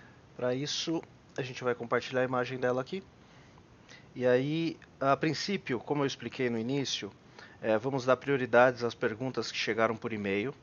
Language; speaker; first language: Portuguese; native; Portuguese